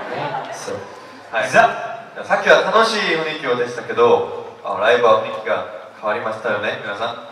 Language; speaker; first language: Japanese; non-native, fluent; Korean